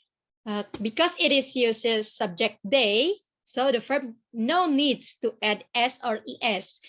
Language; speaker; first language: English; non-native, learner; Indonesian